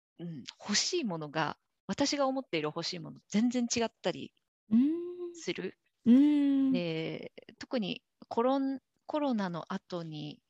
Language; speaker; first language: Japanese; native; Japanese